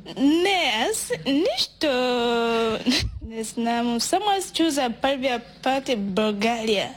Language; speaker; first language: Bulgarian; non-native, learner; Swahili